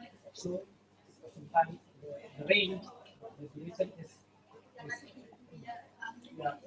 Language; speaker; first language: English; non-native, learner; Indonesian